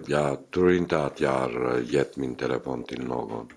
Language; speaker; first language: Swedish; non-native, fluent; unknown